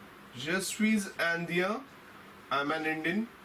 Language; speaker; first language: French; non-native, fluent; Hindi